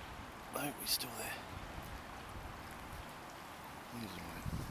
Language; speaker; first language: English; native; English